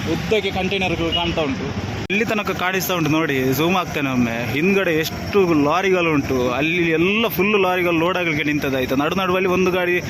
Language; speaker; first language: Kannada; native; Kannada